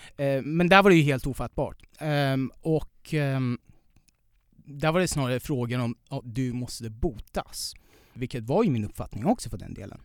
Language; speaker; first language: Swedish; non-native, fluent; Persian